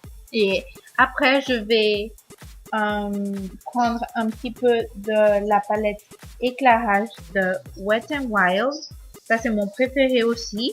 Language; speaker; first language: French; non-native, learner; Spanish